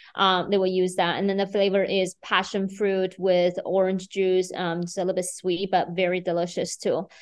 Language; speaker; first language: English; non-native, fluent; Chinese